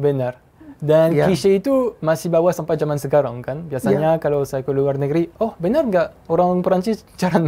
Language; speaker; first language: Indonesian; non-native, fluent; French